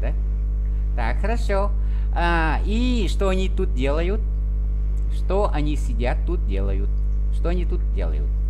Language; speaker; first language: Russian; non-native, fluent; Vietnamese